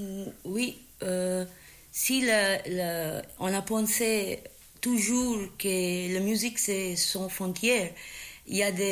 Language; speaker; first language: French; non-native, learner; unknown